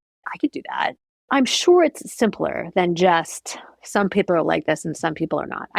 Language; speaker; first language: English; native; English